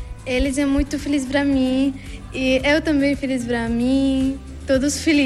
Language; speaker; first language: Portuguese; non-native, learner; Arabic